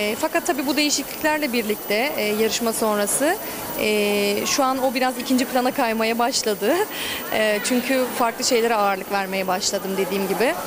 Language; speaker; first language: Turkish; early bilingual, heritage; Turkish